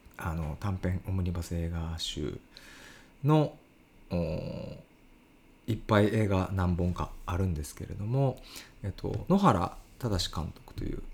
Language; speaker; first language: Japanese; native; Japanese